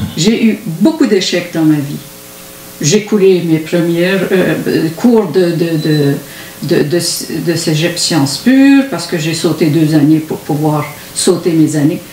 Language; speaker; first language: French; non-native, fluent; Arabic